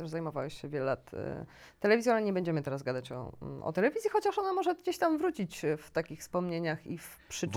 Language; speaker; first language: Polish; native; Polish